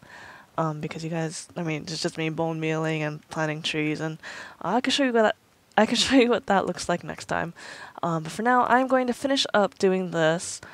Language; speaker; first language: English; native; English